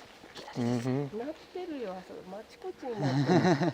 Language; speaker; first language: Japanese; native; Japanese